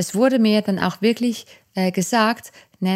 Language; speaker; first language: German; native; German